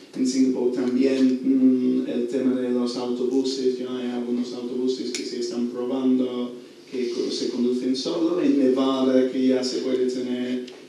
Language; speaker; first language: Spanish; non-native, fluent; English